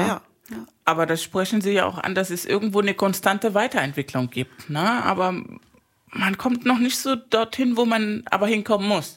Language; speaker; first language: German; non-native, fluent; Spanish